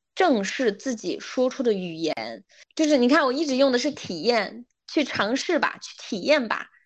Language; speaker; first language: Chinese; non-native, local second language; Uyghur